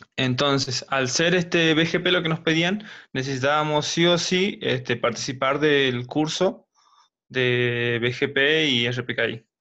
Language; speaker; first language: Spanish; native; Spanish